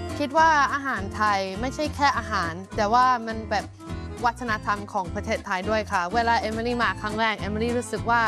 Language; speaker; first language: Thai; non-native, fluent; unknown